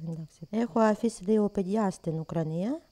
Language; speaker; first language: Greek; non-native, learner; Ukrainian